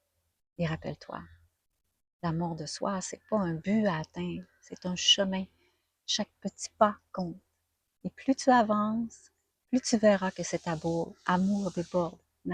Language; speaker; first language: French; native; French